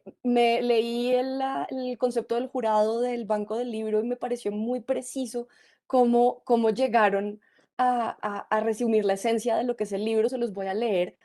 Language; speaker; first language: Spanish; native; Spanish